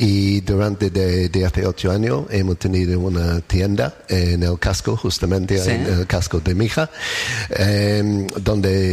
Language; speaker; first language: Spanish; non-native, learner; English